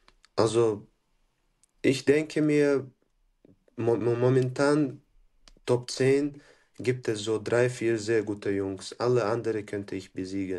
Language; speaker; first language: German; non-native, fluent; Chechen